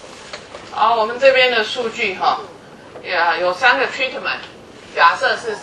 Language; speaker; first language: Chinese; native; Chinese